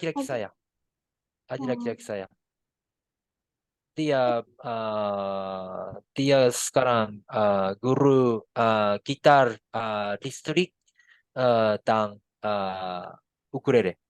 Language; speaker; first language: Indonesian; non-native, learner; Japanese